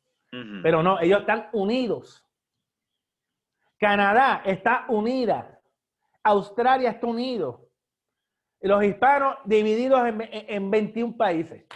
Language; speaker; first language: Spanish; native; Spanish